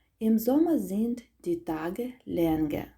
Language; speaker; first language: German; non-native, fluent; Ukrainian